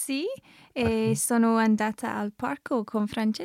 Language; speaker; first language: Italian; non-native, learner; English